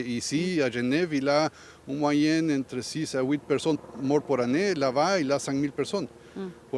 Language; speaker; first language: French; non-native, learner; Spanish